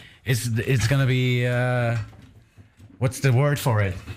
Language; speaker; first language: English; non-native, fluent; German